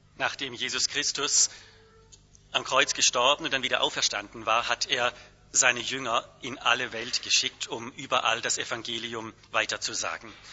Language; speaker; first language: German; native; German